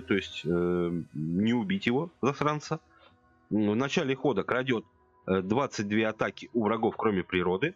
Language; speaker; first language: Russian; native; Russian